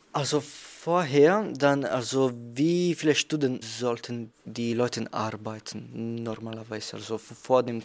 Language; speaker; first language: German; non-native, learner; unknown